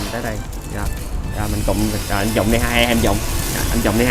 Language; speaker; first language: Vietnamese; native; Vietnamese